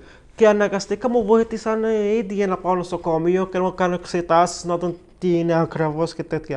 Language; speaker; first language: Greek; non-native, learner; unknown